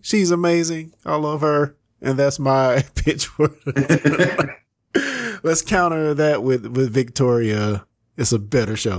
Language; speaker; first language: English; native; English